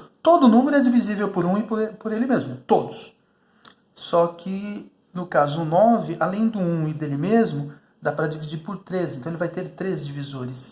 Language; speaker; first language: Portuguese; native; Portuguese